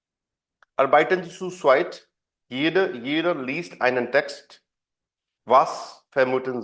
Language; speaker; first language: German; non-native, fluent; Hindi